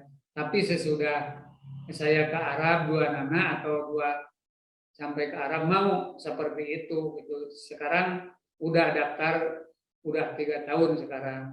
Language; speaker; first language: Indonesian; non-native, local second language; Sundanese